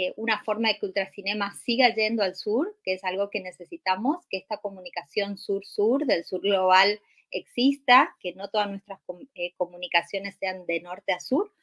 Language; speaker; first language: Spanish; native; Spanish